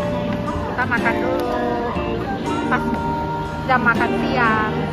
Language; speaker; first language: Indonesian; native; Indonesian